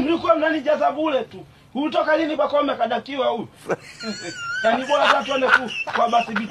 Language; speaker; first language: Swahili; native; Swahili